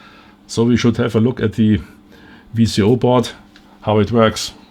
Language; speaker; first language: English; non-native, fluent; German